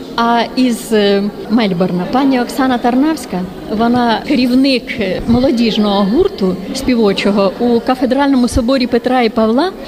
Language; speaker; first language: Ukrainian; native; Ukrainian